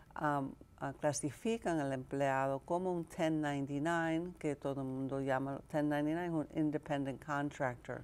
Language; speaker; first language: Spanish; early bilingual, heritage; Spanish